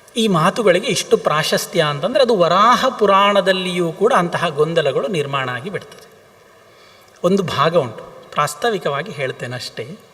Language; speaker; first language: Kannada; non-native, local second language; Tulu